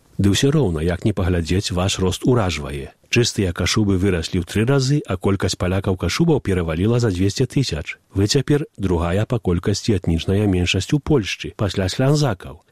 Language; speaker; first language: Belarusian; early bilingual, heritage; Belarusian